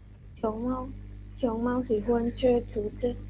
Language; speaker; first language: Chinese; non-native, learner; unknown